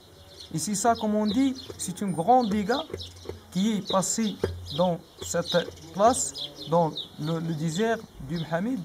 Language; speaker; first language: French; non-native, learner; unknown